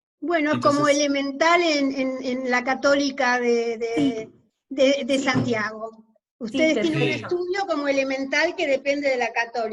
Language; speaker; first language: Spanish; native; Spanish